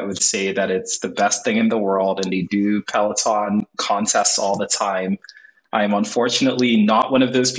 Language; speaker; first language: English; non-native, local second language; Igbo